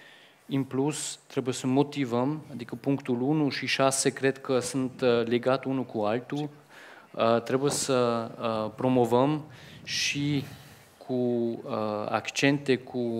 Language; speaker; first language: Romanian; non-native, fluent; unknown